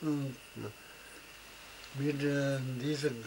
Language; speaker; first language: English; non-native, learner; Tibetan